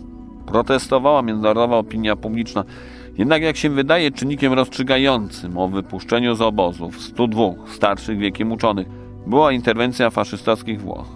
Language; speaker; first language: Polish; native; Polish